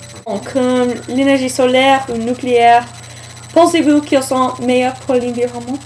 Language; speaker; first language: French; non-native, learner; English